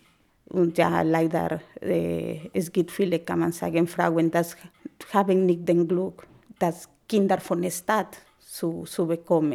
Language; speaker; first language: German; non-native, fluent; Spanish